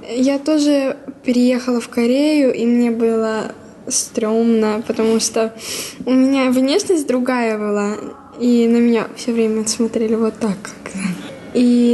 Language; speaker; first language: Russian; early bilingual, heritage; Russian